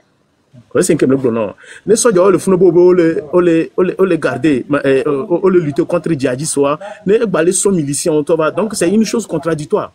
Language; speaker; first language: French; non-native, local second language; Ewe